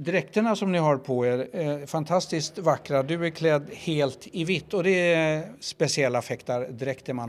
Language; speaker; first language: Swedish; native; Swedish